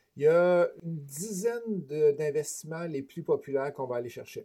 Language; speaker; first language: French; native; French